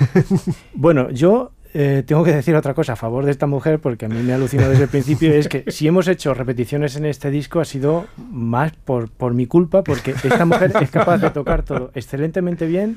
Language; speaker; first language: Spanish; native; Spanish